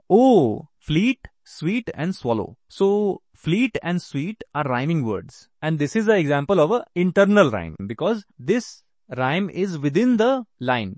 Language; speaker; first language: English; non-native, local second language; Hindi